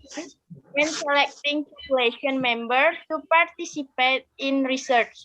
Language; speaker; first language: English; non-native, learner; Indonesian